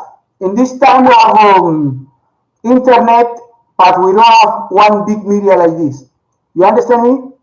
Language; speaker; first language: English; non-native, learner; Spanish